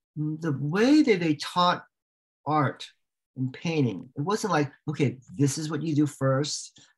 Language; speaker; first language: English; native; English